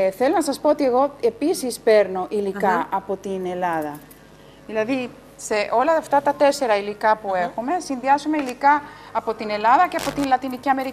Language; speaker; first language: Greek; non-native, fluent; Spanish